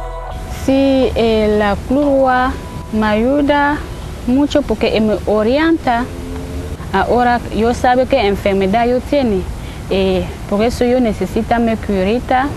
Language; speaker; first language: Spanish; non-native, learner; French